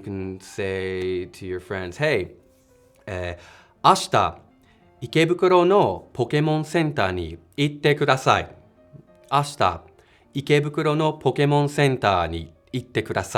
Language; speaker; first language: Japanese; non-native, fluent; English